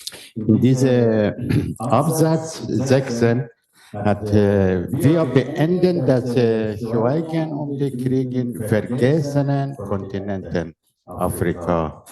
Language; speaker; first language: German; non-native, learner; Persian